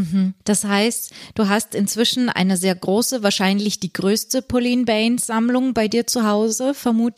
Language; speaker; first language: German; native; German